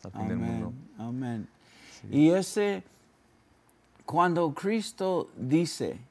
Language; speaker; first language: Spanish; early bilingual, heritage; Spanish